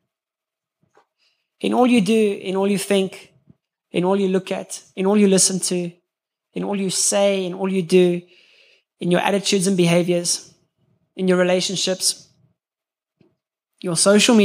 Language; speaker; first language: English; native; English